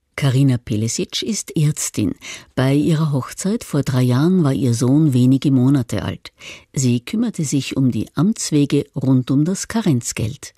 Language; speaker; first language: German; native; German